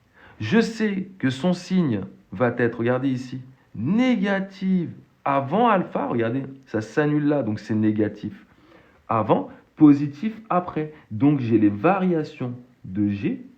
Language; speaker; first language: French; native; French